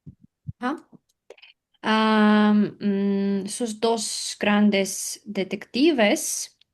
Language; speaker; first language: Spanish; non-native, learner; Russian